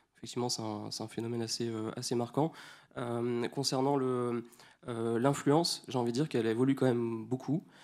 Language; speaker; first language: French; native; French